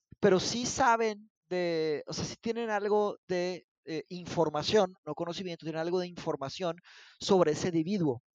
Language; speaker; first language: Spanish; early bilingual, other home language; Portuguese